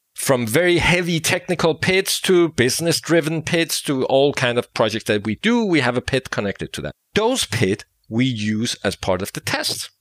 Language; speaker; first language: English; non-native, fluent; Danish